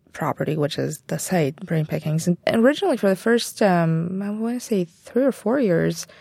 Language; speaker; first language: English; non-native, fluent; Bulgarian